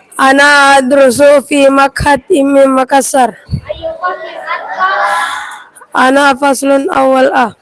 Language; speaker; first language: Arabic; non-native, learner; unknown